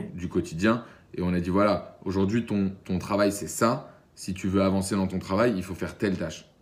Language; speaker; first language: French; native; French